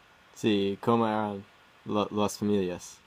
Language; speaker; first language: Spanish; non-native, learner; English